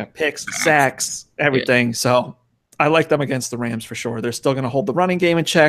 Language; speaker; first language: English; native; English